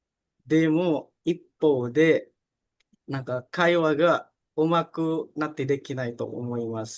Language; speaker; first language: Japanese; non-native, learner; Indonesian